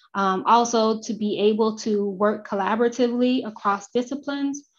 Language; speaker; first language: English; native; English